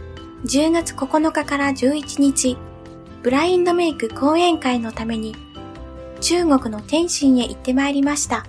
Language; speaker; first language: Japanese; native; Japanese